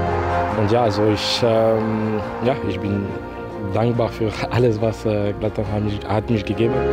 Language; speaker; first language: German; non-native, learner; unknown